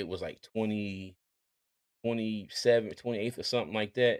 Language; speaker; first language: English; native; English